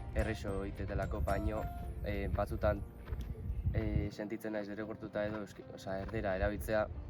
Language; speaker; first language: Basque; native; Basque